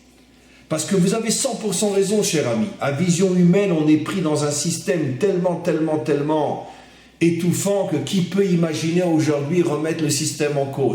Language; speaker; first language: French; native; French